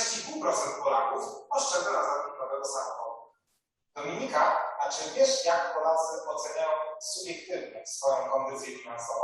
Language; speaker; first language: Polish; native; Polish